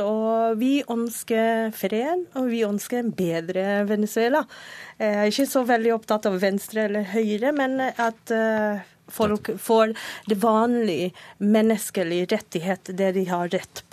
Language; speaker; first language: Norwegian; non-native, fluent; Spanish